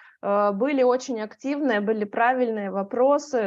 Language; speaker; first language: Russian; native; Russian